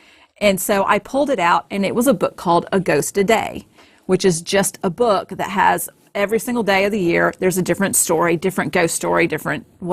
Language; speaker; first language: English; native; English